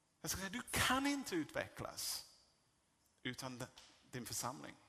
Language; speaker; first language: Swedish; non-native, fluent; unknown